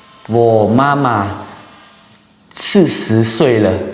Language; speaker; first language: Chinese; non-native, learner; Lao